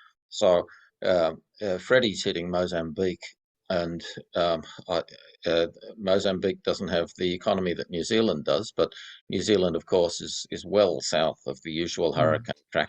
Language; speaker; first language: English; native; English